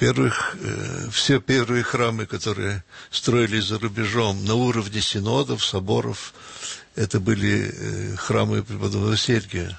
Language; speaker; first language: Russian; early bilingual, heritage; Russian